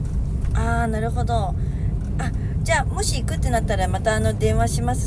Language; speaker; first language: Japanese; native; Japanese